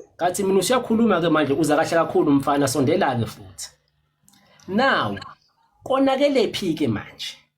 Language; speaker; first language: Zulu; non-native, local second language; Xhosa